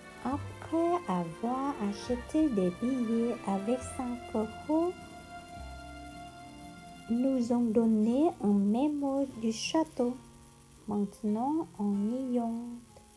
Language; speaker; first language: French; non-native, learner; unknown